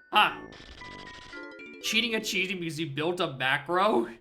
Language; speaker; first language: English; native; English